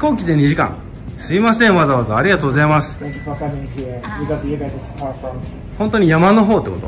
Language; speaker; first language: Japanese; native; Japanese